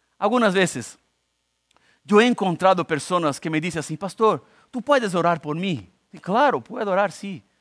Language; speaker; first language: Spanish; non-native, fluent; Portuguese